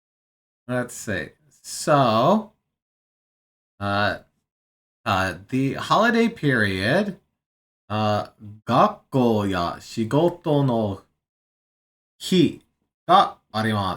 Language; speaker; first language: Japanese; non-native, learner; English